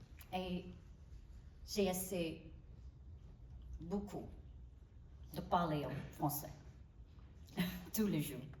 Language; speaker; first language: French; non-native, learner; Burmese